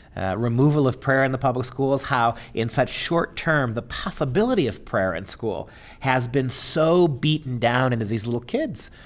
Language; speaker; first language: English; native; English